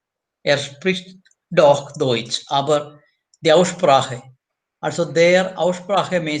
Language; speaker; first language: German; non-native, fluent; Malayalam